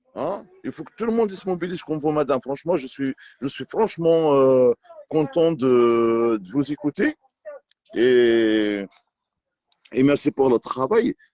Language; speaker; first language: French; non-native, local second language; Kabyle